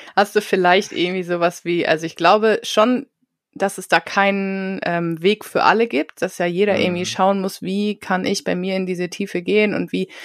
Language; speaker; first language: German; native; German